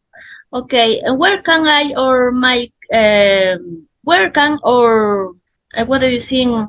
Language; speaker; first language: English; non-native, learner; Spanish